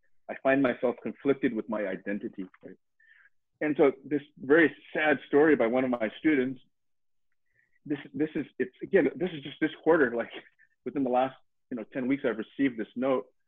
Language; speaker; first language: English; early bilingual, other home language; Spanish